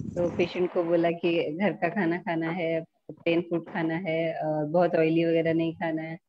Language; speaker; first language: Hindi; native; Hindi